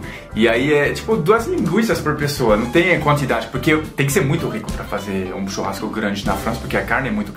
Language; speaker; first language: Portuguese; non-native, fluent; French